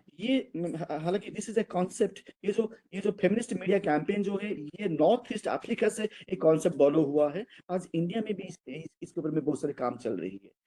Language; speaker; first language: Hindi; non-native, local second language; Odia